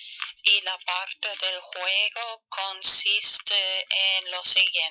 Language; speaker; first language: Spanish; non-native, fluent; German